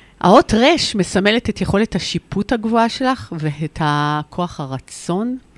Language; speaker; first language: Hebrew; native; Hebrew